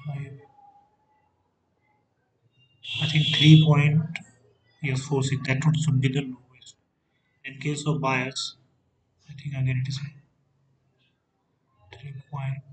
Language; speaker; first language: English; non-native, fluent; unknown